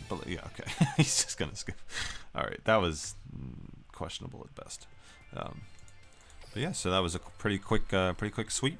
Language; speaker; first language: English; native; English